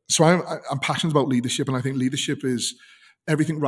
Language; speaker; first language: English; native; English